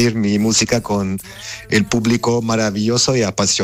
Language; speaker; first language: Spanish; non-native, fluent; Armenian